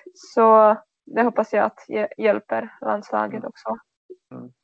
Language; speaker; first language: Swedish; non-native, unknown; Czech